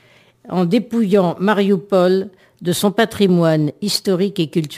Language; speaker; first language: French; native; French